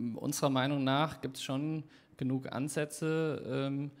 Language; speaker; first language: German; native; German